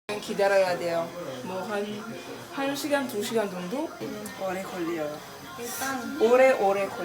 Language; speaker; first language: Korean; non-native, learner; French